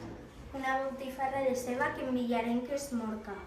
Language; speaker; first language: Catalan; non-native, local second language; Spanish